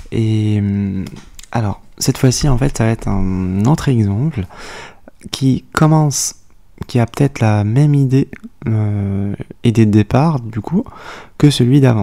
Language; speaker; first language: French; native; French